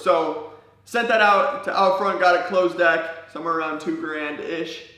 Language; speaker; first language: English; native; English